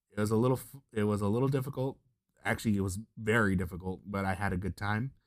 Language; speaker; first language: English; native; English